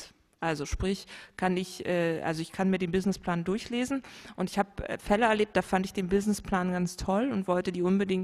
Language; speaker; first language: German; native; German